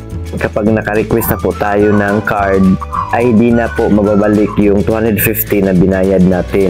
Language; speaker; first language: Filipino; native; Filipino